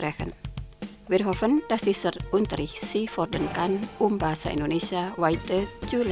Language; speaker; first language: German; non-native, fluent; Indonesian